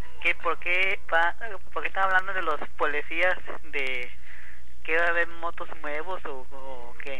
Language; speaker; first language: Spanish; non-native, learner; English